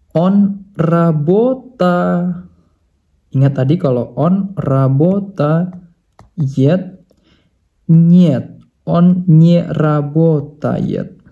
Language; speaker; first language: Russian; non-native, fluent; Indonesian